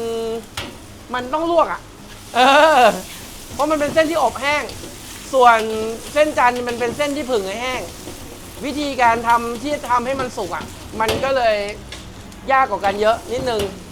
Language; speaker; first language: Thai; native; Thai